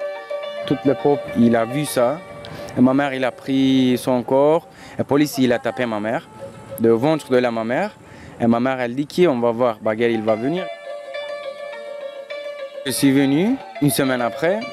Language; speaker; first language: French; non-native, learner; Kurdish